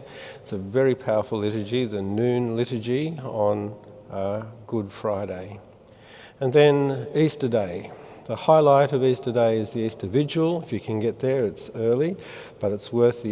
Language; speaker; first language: English; native; English